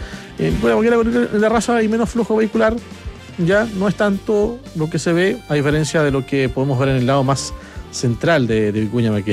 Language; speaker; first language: Spanish; native; Spanish